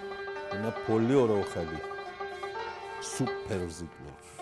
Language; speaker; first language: Greek; non-native, fluent; Persian